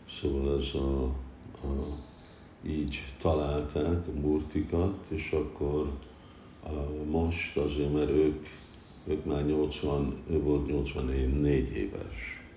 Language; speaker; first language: Hungarian; early bilingual, heritage; Hungarian